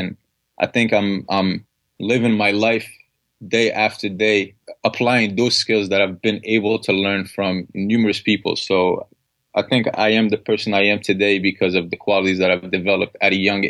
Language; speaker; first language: English; non-native, fluent; Arabic